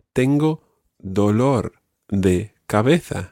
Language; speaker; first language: Spanish; non-native, fluent; English